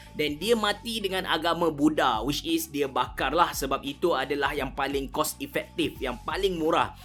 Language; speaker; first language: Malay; native; Malay